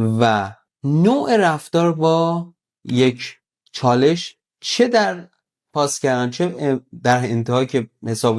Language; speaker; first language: Persian; native; Persian